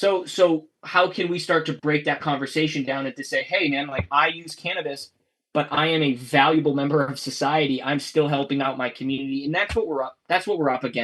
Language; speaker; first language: English; native; English